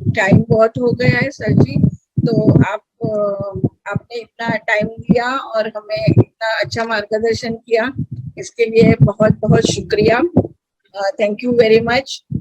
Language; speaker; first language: Hindi; non-native, local second language; Marathi